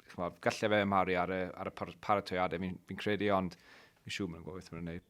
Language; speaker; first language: Welsh; native; Welsh